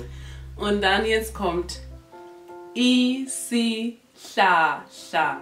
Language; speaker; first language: German; non-native, local second language; North Ndebele